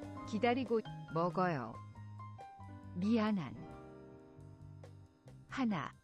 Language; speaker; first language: Korean; non-native, learner; English